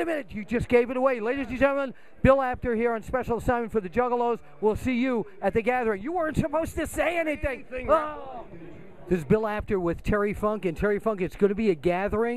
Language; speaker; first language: English; native; English